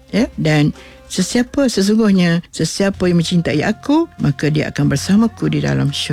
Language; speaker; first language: Malay; native; Malay